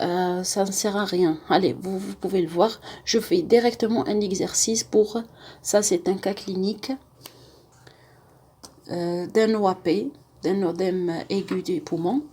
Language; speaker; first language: French; non-native, local second language; Arabic